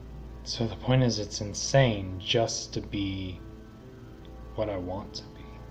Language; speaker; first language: English; native; English